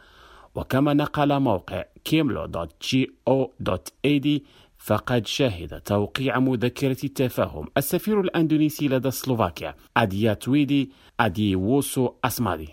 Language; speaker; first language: Arabic; non-native, fluent; Indonesian